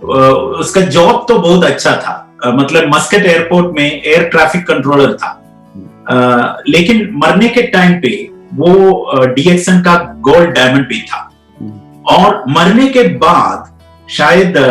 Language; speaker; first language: Hindi; non-native, local second language; Malayalam